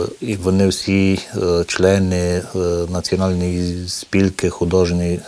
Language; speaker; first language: Ukrainian; early bilingual, heritage; Ukrainian